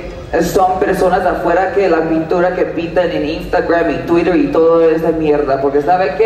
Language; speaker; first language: Spanish; early bilingual, heritage; Spanish